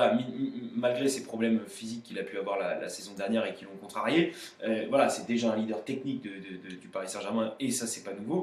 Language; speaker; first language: French; native; French